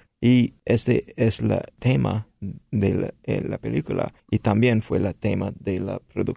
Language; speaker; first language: Spanish; non-native, fluent; English